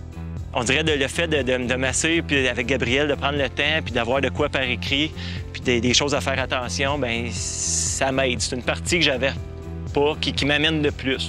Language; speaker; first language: French; native; French